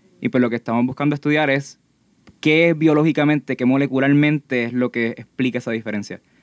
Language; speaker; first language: Spanish; native; Spanish